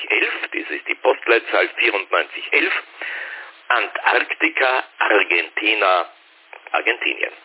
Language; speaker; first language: German; native; German